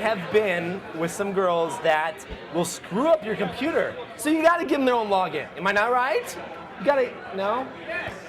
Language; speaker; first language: English; native; English